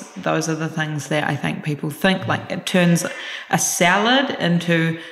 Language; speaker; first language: English; native; English